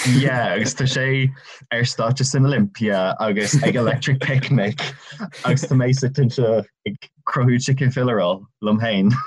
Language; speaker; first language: Irish; non-native, local second language; English